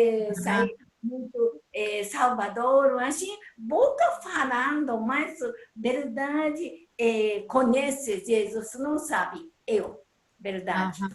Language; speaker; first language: Portuguese; non-native, learner; Japanese